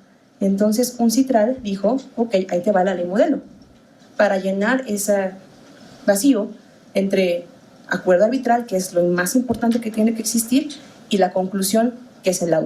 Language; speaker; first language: Spanish; native; Spanish